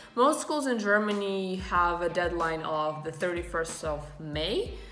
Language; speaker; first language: English; non-native, fluent; Russian